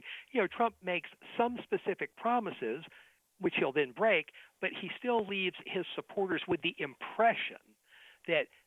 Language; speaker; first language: English; native; English